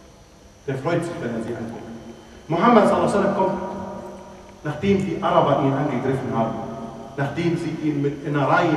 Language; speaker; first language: German; non-native, fluent; Arabic